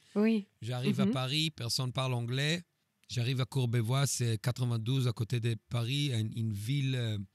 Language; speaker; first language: French; non-native, fluent; Hebrew